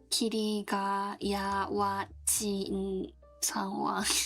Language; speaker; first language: Japanese; non-native, learner; Korean